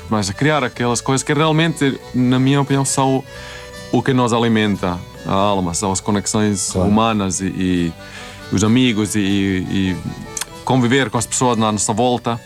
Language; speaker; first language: Portuguese; non-native, fluent; Swedish